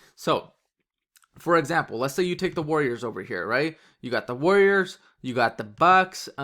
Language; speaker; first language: English; native; English